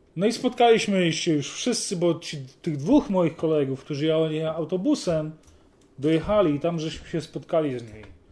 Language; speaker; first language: Polish; native; Polish